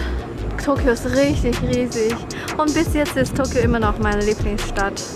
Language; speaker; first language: German; non-native, fluent; Chinese